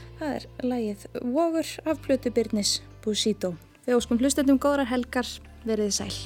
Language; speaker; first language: Icelandic; native; Icelandic